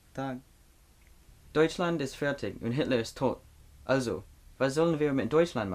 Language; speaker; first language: German; non-native, learner; English